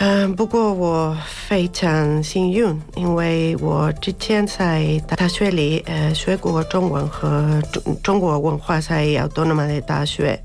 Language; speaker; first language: Chinese; non-native, fluent; Spanish